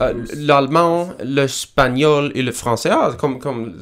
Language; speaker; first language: French; non-native, learner; English